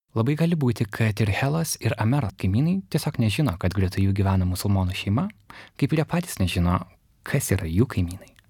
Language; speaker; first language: Lithuanian; native; Lithuanian